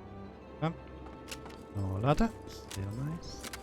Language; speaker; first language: German; native; German